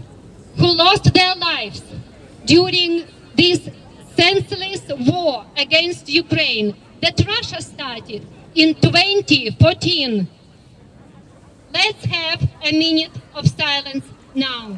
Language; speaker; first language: English; non-native, fluent; Ukrainian